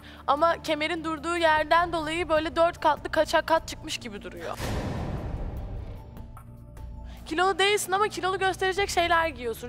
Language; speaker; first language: Turkish; native; Turkish